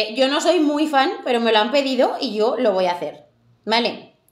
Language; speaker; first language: Spanish; native; Spanish